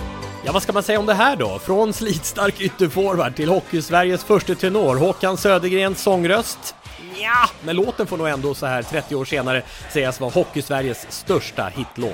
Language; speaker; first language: Swedish; native; Swedish